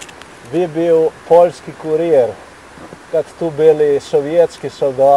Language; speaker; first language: Russian; non-native, learner; Slovenian